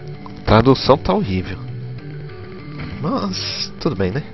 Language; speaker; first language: Portuguese; native; Portuguese